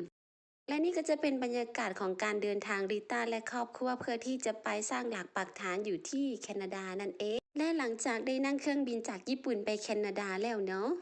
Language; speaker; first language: Thai; non-native, local second language; Lao